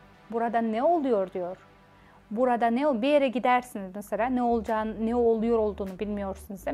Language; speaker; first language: Turkish; non-native, fluent; Kazakh